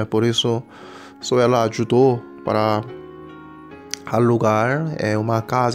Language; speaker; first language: Portuguese; non-native, fluent; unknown